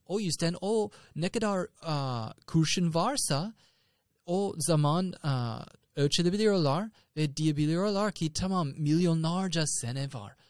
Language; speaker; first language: Turkish; non-native, fluent; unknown